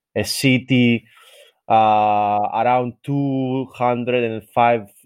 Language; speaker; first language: English; non-native, fluent; Greek